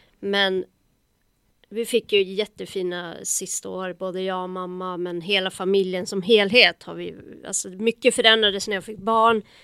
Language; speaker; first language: Swedish; native; Swedish